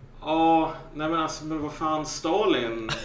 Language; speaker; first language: Swedish; native; Swedish